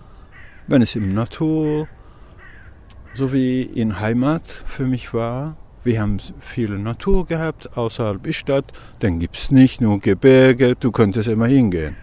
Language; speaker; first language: German; non-native, learner; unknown